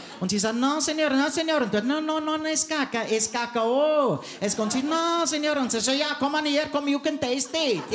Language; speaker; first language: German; native; German